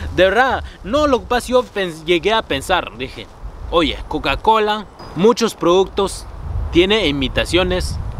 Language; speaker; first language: Spanish; non-native, fluent; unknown